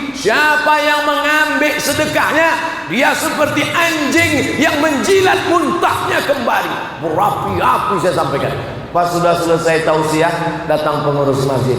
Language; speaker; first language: Indonesian; native; Indonesian